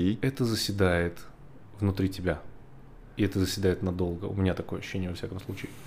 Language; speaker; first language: Russian; native; Russian